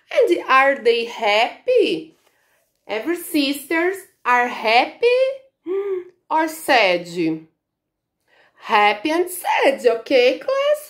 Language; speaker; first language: English; non-native, learner; Portuguese